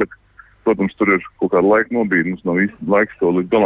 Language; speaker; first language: Latvian; native; Latvian